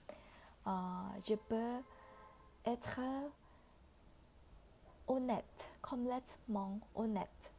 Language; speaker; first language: French; non-native, fluent; Vietnamese